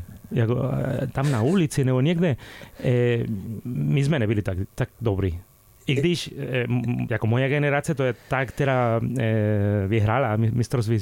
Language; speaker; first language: Czech; non-native, fluent; Spanish